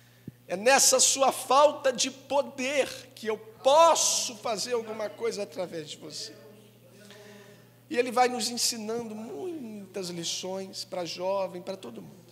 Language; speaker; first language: Portuguese; native; Portuguese